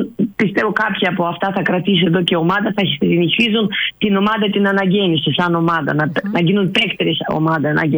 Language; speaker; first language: Greek; non-native, learner; Russian